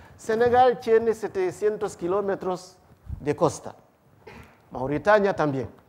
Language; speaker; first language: Spanish; non-native, fluent; Wolof